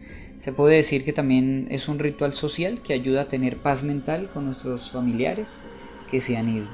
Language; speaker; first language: Spanish; native; Spanish